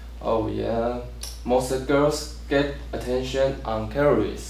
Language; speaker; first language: English; non-native, learner; Chinese